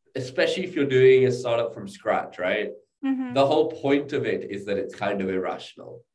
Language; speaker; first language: English; native; English